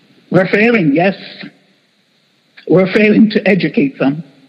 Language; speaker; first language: English; non-native, fluent; Spanish